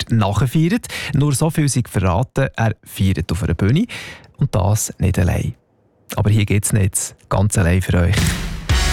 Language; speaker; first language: German; native; German